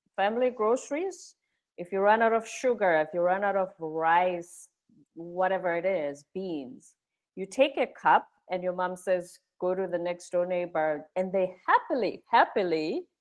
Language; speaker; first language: English; non-native, local second language; Zulu